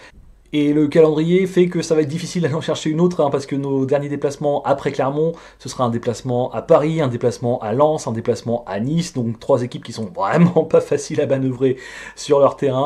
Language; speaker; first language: French; native; French